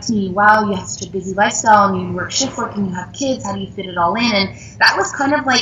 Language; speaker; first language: English; native; English